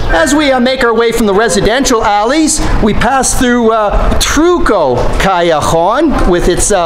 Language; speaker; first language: English; native; English